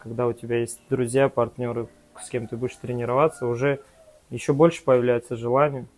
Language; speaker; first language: Russian; non-native, local second language; Kazakh